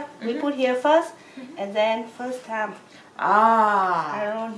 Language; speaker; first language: English; non-native, learner; Vietnamese